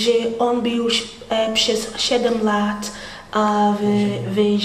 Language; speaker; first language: Polish; non-native, learner; Portuguese